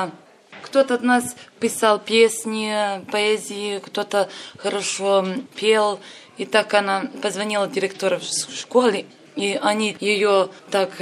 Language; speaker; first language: Russian; non-native, learner; Serbian